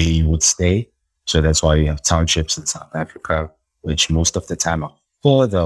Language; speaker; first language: English; non-native, local second language; Xhosa